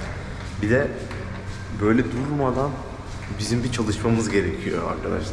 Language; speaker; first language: Turkish; native; Turkish